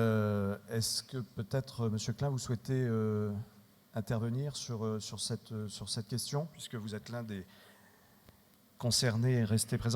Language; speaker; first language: French; native; French